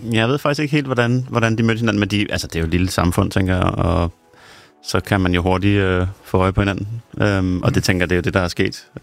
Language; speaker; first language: Danish; native; Danish